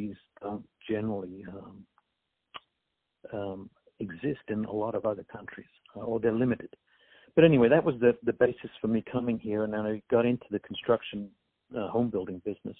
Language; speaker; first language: English; native; English